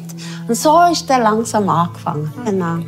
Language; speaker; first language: German; non-native, fluent; Tibetan